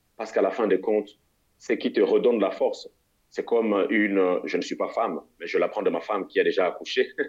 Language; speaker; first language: French; non-native, local second language; Lingala